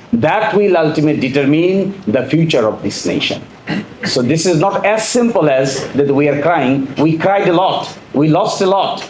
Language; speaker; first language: English; non-native, local second language; Bangla